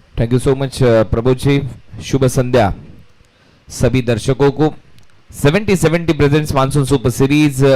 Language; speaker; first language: Hindi; non-native, local second language; Marathi